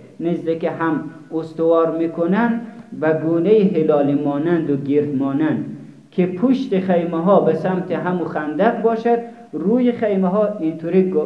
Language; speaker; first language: Persian; native; Persian